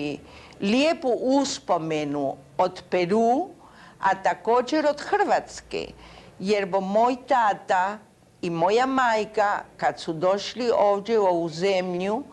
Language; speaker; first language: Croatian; early bilingual, heritage; Croatian